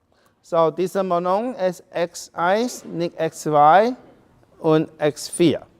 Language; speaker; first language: German; non-native, learner; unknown